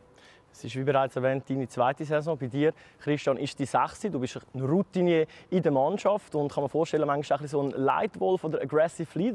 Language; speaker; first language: German; native; German